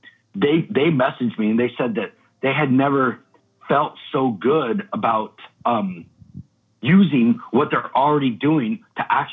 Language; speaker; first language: English; native; English